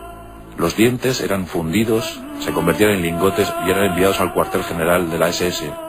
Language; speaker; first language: Spanish; native; Spanish